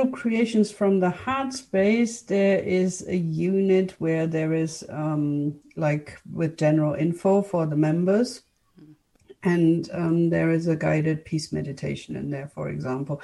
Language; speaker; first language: English; non-native, fluent; German